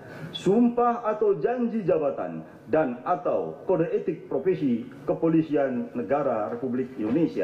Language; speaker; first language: Indonesian; native; Indonesian